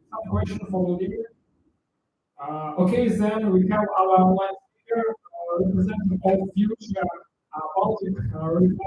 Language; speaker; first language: English; non-native, learner; Russian